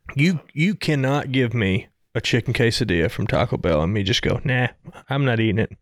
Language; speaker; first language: English; native; English